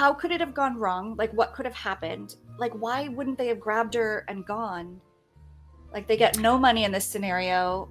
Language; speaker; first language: English; native; English